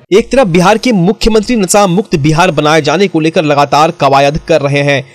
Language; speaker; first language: Hindi; native; Hindi